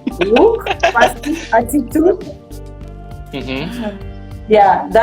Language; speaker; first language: Indonesian; non-native, fluent; Russian